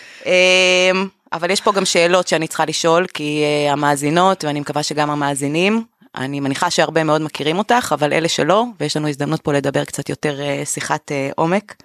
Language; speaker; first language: Hebrew; native; Hebrew